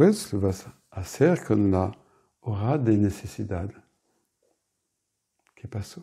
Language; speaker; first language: Spanish; non-native, fluent; French